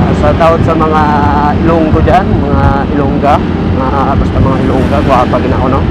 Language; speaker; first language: Filipino; non-native, local second language; Hiligaynon